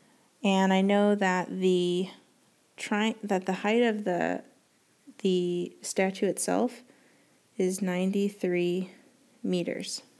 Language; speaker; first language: English; native; English